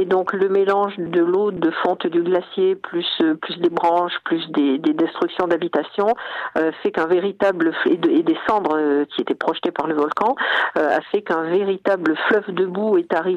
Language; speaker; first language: French; native; French